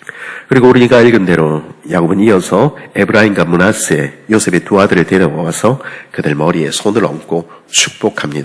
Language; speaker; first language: Korean; native; Korean